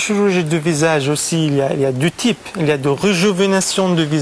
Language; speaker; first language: French; non-native, fluent; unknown